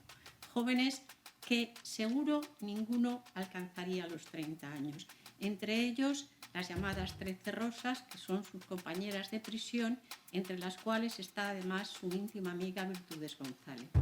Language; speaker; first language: Spanish; native; Spanish